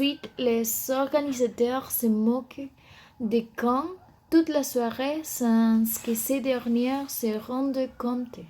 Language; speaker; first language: French; non-native, learner; Spanish